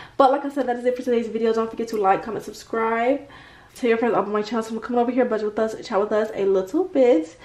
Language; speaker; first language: English; native; English